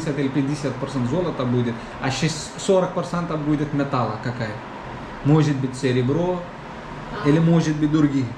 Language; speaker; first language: Russian; non-native, learner; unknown